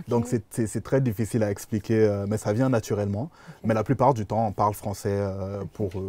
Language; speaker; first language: French; native; French